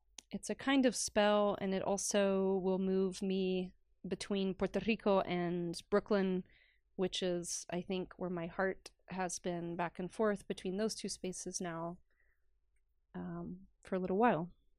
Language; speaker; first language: English; native; English